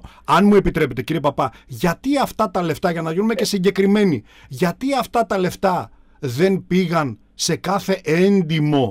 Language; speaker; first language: Greek; native; Greek